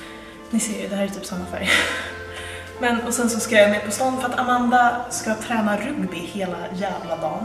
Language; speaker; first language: Swedish; native; Swedish